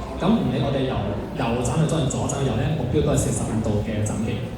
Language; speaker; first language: Cantonese; native; Cantonese